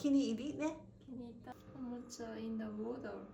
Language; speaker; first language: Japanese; native; Japanese